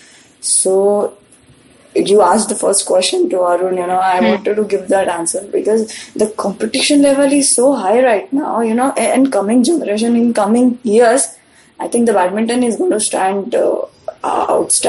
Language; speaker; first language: English; non-native, local second language; Marathi